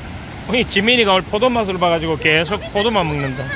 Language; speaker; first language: Korean; native; Korean